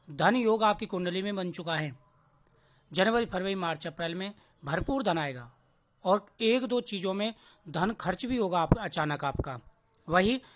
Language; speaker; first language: Hindi; native; Hindi